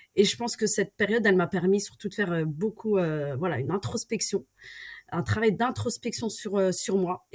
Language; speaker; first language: French; early bilingual, other home language; Arabic